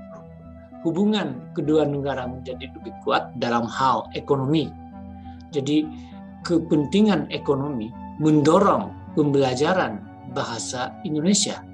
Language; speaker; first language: Indonesian; non-native, fluent; Japanese